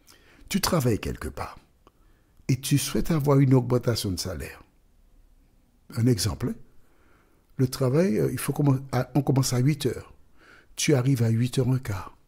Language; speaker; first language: French; native; French